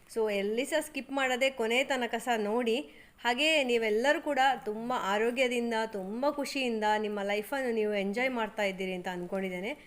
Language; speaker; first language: Kannada; non-native, local second language; Tulu